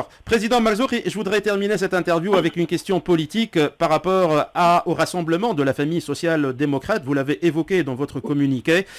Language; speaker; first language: French; non-native, local second language; Arabic